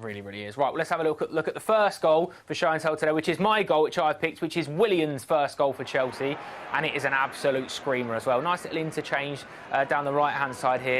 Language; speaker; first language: English; native; English